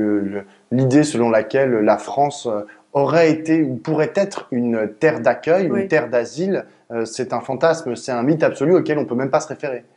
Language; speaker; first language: French; native; French